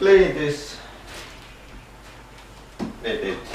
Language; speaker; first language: English; non-native, fluent; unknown